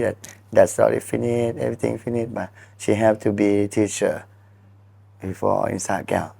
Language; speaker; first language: English; non-native, learner; Thai